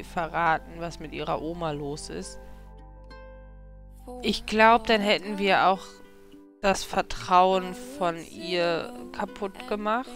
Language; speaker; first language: German; native; German